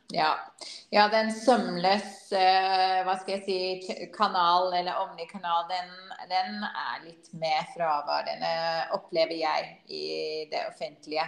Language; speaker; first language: Norwegian; non-native, fluent; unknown